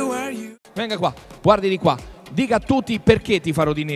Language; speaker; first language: Italian; native; Italian